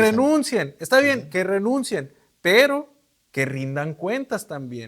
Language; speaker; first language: Spanish; native; Spanish